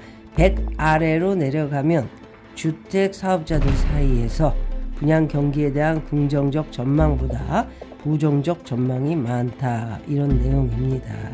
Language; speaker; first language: Korean; native; Korean